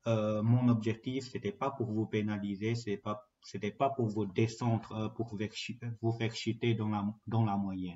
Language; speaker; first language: French; non-native, fluent; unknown